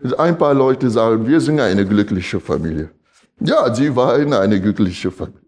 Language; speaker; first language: German; non-native, fluent; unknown